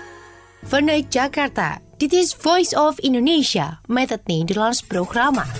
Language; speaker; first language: Dutch; non-native, fluent; Indonesian